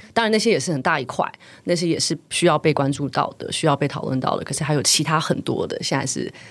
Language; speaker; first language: Chinese; native; Chinese